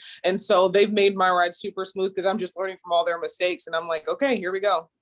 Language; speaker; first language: English; native; English